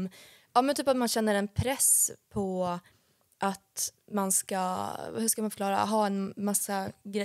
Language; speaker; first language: Swedish; native; Swedish